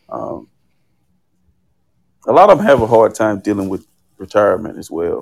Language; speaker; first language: English; native; English